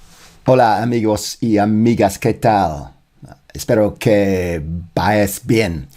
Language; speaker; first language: Spanish; non-native, learner; English